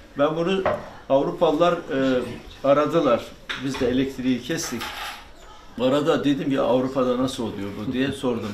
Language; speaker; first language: Turkish; native; Turkish